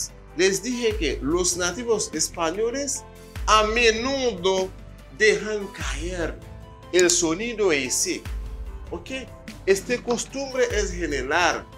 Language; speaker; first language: Spanish; non-native, fluent; Haitian Creole